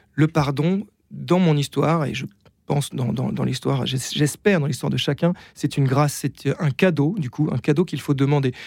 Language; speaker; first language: French; native; French